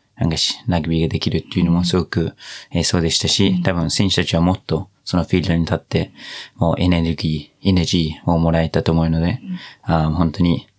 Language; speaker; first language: Japanese; non-native, fluent; English